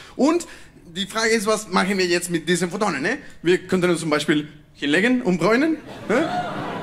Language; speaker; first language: German; non-native, fluent; Spanish